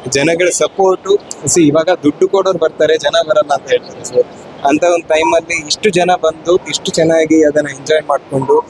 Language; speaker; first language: Kannada; non-native, local second language; Konkani